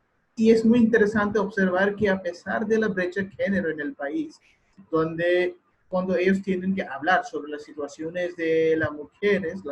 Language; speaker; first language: Spanish; non-native, learner; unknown